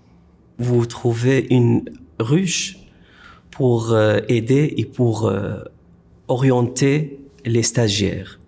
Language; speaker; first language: French; non-native, fluent; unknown